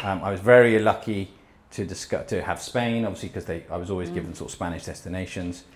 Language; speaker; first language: English; early bilingual, heritage; English